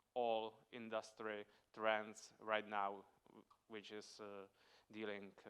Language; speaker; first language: English; non-native, fluent; Czech